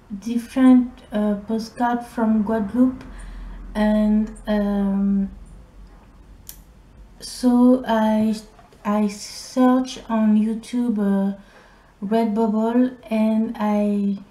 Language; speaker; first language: English; non-native, learner; French